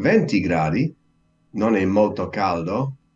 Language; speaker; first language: Italian; non-native, learner; English